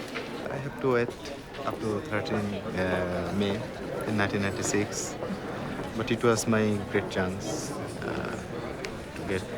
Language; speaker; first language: English; non-native, learner; Bangla